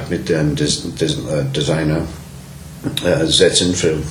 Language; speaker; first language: German; non-native, learner; English